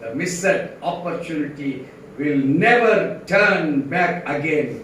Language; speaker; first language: English; non-native, local second language; Tamil